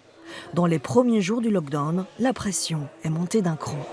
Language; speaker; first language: French; native; French